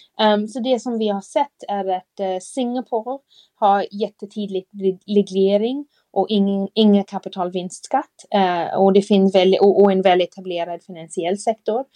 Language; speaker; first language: Swedish; non-native, fluent; English